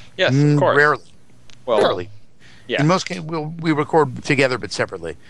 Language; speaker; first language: English; native; English